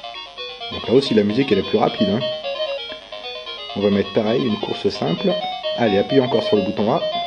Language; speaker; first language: French; native; French